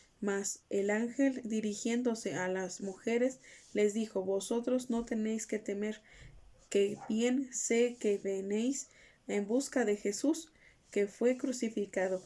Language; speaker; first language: Spanish; native; Spanish